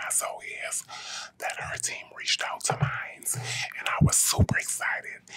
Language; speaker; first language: English; native; English